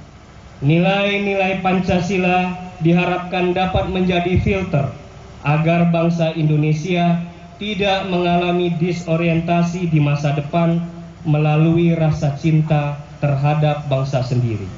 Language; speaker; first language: Indonesian; native; Indonesian